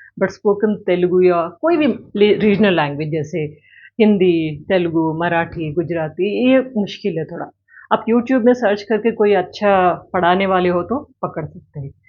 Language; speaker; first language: Hindi; native; Hindi